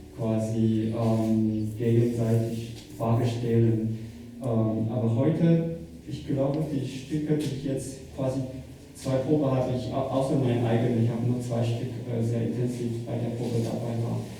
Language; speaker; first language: German; non-native, fluent; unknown